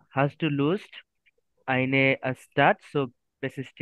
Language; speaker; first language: German; non-native, learner; Bangla